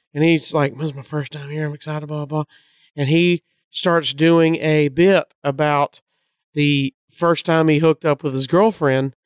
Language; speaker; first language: English; native; English